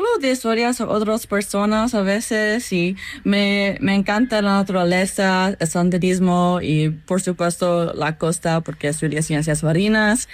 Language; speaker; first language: Spanish; non-native, learner; English